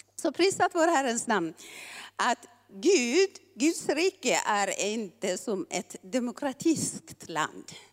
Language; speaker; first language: Swedish; non-native, fluent; Tigrinya